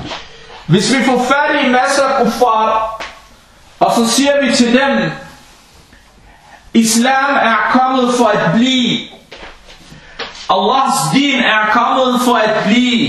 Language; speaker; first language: Danish; early bilingual, other home language; Arabic